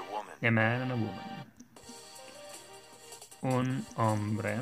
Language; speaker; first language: Spanish; non-native, learner; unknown